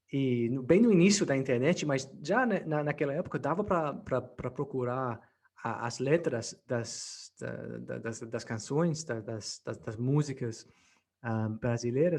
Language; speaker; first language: Portuguese; non-native, fluent; English